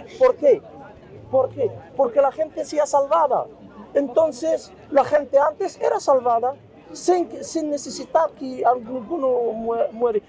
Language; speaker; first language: Spanish; non-native, fluent; Arabic